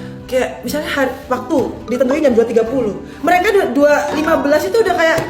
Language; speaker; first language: Indonesian; native; Indonesian